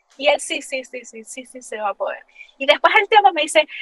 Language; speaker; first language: Spanish; native; Spanish